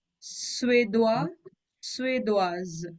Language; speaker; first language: French; non-native, fluent; Hindi